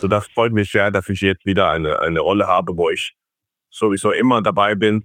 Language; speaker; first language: German; non-native, fluent; Faroese